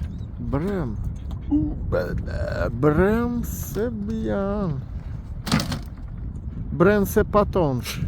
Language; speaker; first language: French; non-native, learner; Russian